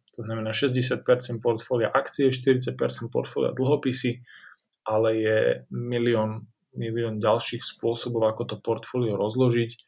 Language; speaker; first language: Slovak; native; Slovak